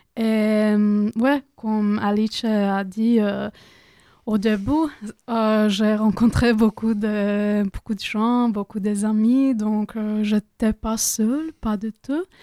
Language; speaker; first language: French; non-native, learner; Croatian